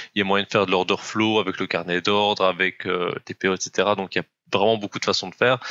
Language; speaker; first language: French; native; French